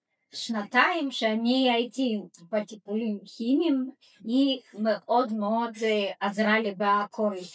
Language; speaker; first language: Hebrew; non-native, fluent; Russian